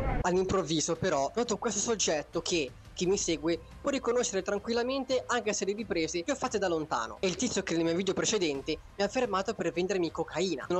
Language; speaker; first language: Italian; native; Italian